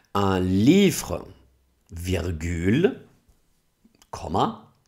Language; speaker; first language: French; non-native, fluent; German